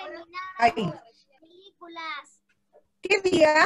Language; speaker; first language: Spanish; native; Spanish